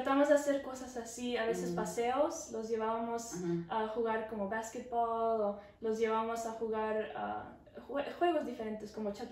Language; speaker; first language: Spanish; early bilingual, heritage; Spanish